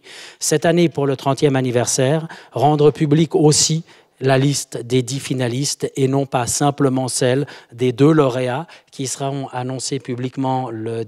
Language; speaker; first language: French; native; French